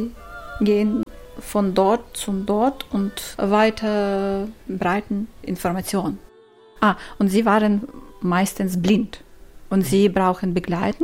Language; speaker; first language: German; non-native, learner; Ukrainian